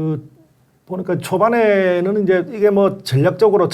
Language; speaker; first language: Korean; native; Korean